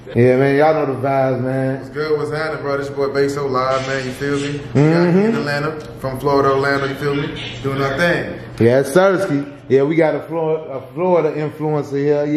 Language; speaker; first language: English; native; English